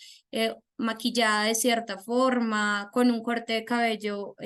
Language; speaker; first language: Spanish; native; Spanish